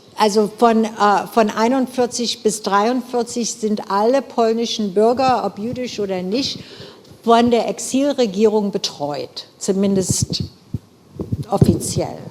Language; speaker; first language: German; non-native, fluent; English